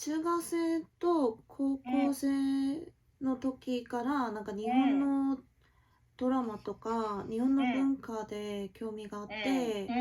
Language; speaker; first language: Japanese; non-native, learner; Korean